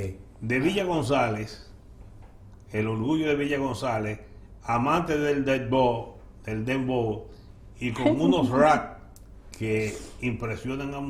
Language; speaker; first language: Spanish; native; Spanish